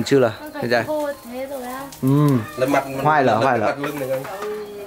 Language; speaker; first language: Chinese; non-native, fluent; Vietnamese